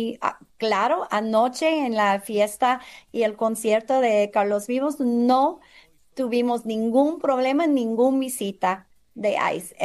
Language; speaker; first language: Spanish; non-native, fluent; English